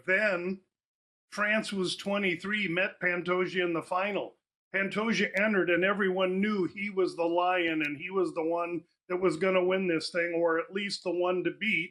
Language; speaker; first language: English; native; English